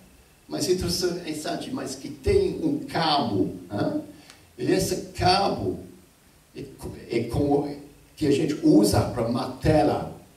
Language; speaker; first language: Portuguese; non-native, fluent; English